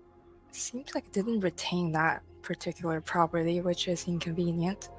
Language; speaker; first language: English; native; English